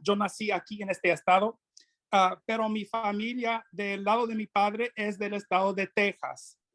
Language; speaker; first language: Spanish; non-native, fluent; English